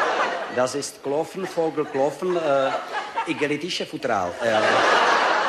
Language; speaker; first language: German; non-native, learner; Czech